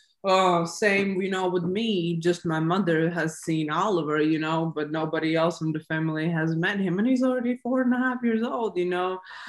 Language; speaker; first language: English; non-native, fluent; Latvian